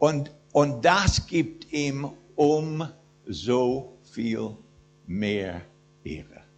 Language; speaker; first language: German; non-native, fluent; English